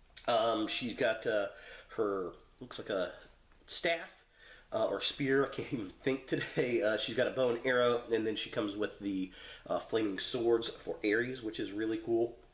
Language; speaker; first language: English; native; English